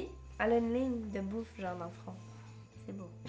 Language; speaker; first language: French; native; French